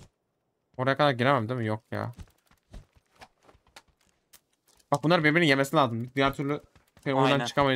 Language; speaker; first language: Turkish; native; Turkish